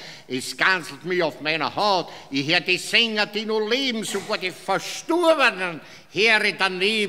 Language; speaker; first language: German; native; German